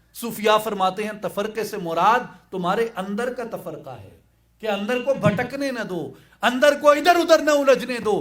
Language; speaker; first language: Urdu; non-native, local second language; Saraiki